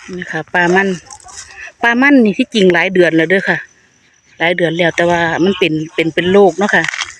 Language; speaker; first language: Thai; native; Thai